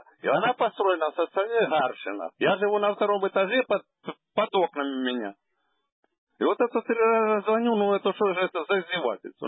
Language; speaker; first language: Russian; native; Russian